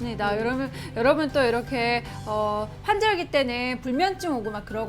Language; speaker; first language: Korean; native; Korean